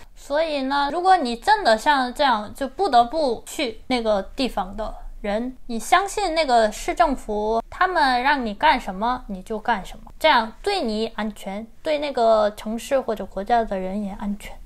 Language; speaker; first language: Chinese; non-native, fluent; Korean